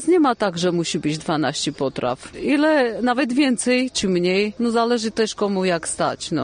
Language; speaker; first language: Polish; non-native, fluent; Armenian